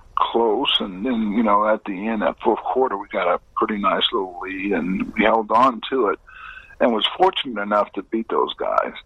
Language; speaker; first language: English; native; English